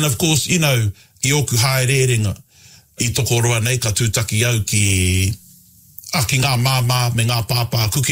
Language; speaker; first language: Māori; non-native, local second language; English